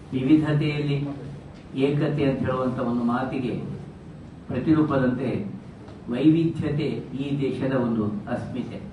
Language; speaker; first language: Kannada; non-native, local second language; Tulu